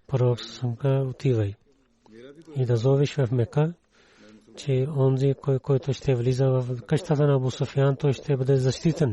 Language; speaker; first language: Bulgarian; non-native, learner; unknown